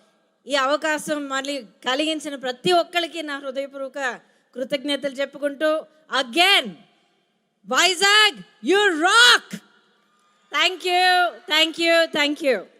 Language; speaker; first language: Telugu; native; Telugu